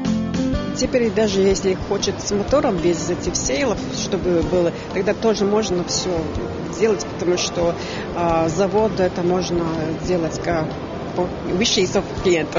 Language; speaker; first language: Russian; non-native, fluent; Latvian